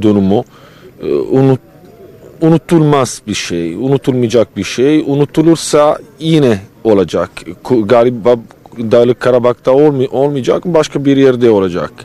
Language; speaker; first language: Turkish; non-native, fluent; Italian